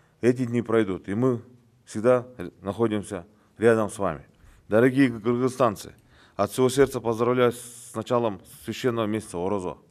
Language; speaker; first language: Russian; non-native, local second language; Kyrgyz